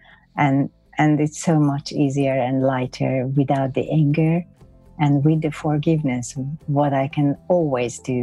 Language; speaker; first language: English; non-native, fluent; Hungarian